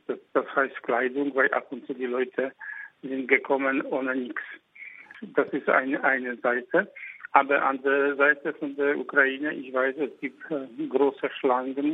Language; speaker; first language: German; non-native, fluent; Polish